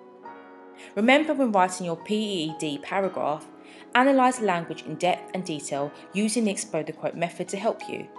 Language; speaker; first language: English; native; English